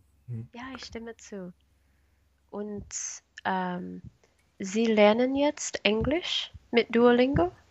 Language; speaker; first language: German; non-native, learner; Spanish